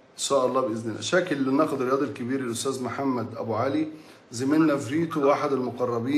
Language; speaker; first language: Arabic; native; Arabic